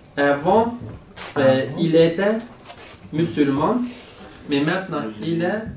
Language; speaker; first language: French; non-native, learner; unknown